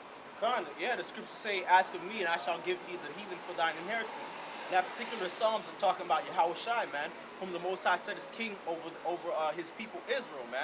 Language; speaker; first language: English; native; English